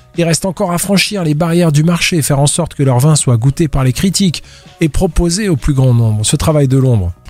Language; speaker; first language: French; native; French